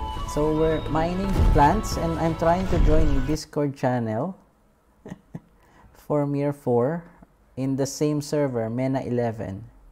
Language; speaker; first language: English; non-native, local second language; Filipino